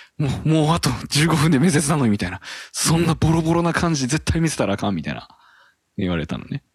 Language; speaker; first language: Japanese; early bilingual, heritage; Japanese